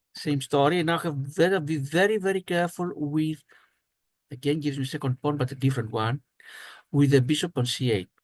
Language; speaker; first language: English; non-native, fluent; Greek